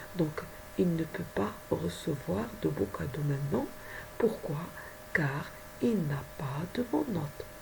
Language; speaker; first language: French; non-native, local second language; Arabic